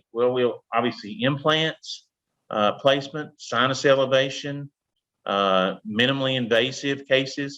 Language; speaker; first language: English; native; English